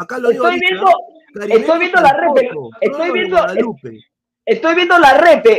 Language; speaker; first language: Spanish; native; Spanish